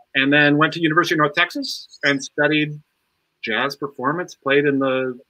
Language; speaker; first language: English; native; English